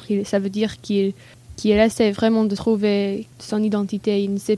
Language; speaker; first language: French; non-native, learner; English